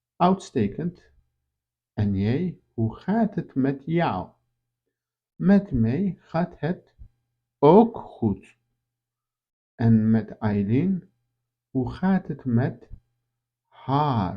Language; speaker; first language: Dutch; non-native, fluent; Turkish